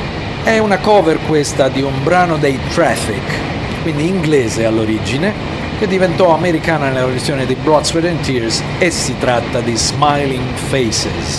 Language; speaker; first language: Italian; native; Italian